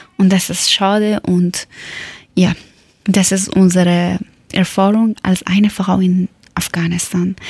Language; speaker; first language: German; non-native, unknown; Persian